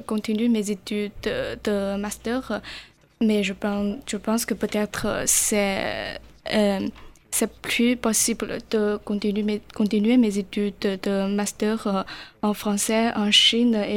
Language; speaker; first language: French; non-native, learner; Chinese